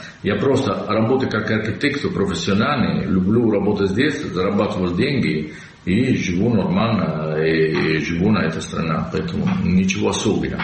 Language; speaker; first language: Russian; non-native, learner; Italian